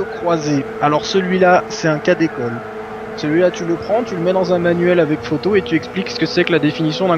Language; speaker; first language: French; native; French